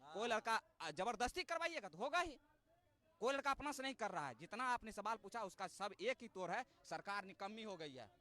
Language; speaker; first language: Hindi; native; Hindi